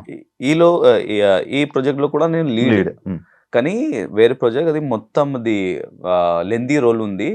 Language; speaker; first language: Telugu; non-native, learner; Hindi